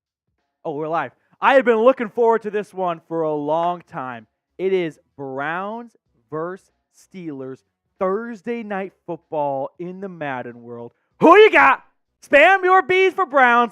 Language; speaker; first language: English; native; English